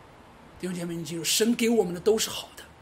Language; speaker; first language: Chinese; native; Chinese